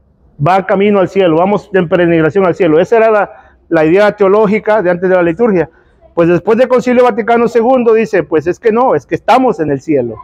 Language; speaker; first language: Spanish; native; Spanish